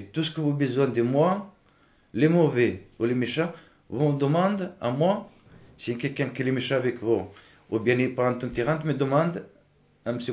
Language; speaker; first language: French; non-native, local second language; Arabic